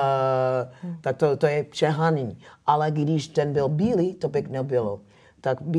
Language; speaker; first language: Czech; non-native, fluent; English